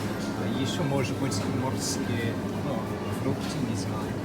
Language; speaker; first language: Russian; non-native, fluent; English